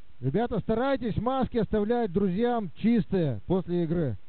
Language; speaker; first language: Russian; native; Russian